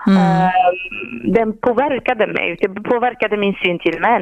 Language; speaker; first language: Swedish; non-native, fluent; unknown